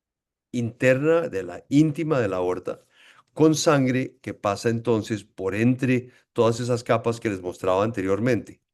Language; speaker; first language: Spanish; native; Spanish